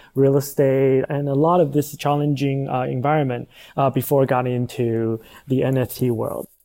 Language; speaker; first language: English; non-native, fluent; Chinese